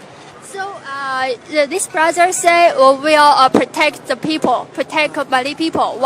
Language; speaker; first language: English; non-native, learner; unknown